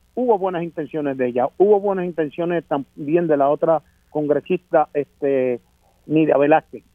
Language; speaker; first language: Spanish; native; Spanish